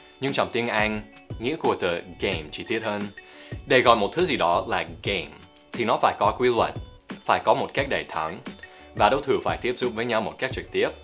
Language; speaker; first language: Vietnamese; non-native, fluent; English